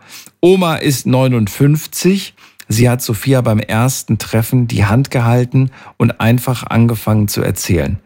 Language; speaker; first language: German; native; German